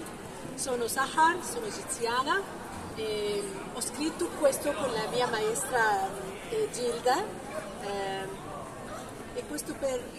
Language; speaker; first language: Italian; non-native, learner; Arabic